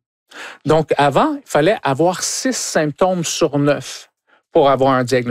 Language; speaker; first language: French; native; French